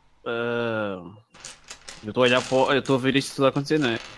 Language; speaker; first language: Portuguese; native; Portuguese